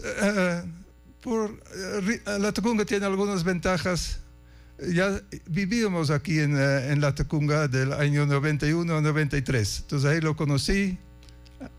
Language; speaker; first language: Spanish; non-native, fluent; Dutch